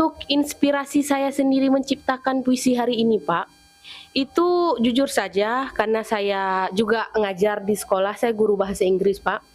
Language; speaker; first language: Indonesian; non-native, local second language; Achinese